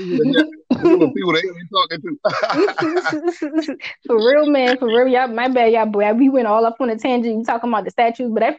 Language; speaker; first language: English; early bilingual, other home language; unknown